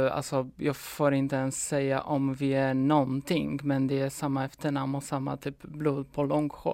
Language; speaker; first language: Swedish; non-native, fluent; Polish